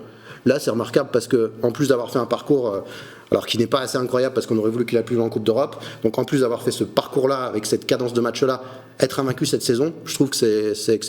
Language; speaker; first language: French; native; French